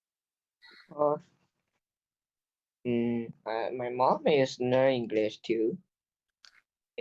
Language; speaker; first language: English; non-native, learner; Chinese